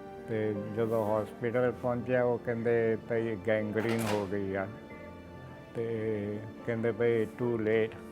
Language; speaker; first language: Punjabi; early bilingual, heritage; Punjabi